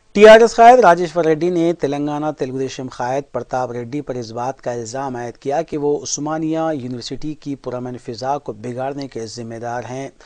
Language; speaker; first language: Urdu; native; Urdu